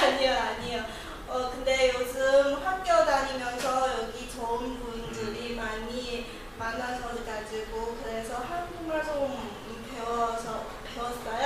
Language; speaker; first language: Korean; non-native, learner; Chinese